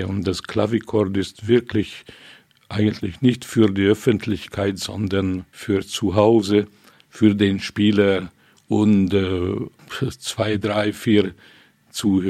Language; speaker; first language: German; non-native, fluent; Hungarian